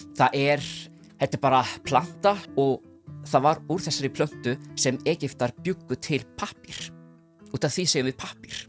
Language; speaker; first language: Icelandic; non-native, fluent; Italian